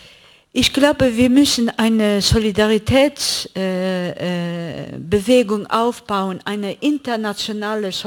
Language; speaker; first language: German; non-native, fluent; Greek